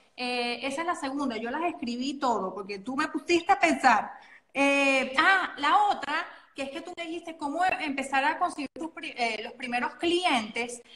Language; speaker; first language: Spanish; native; Spanish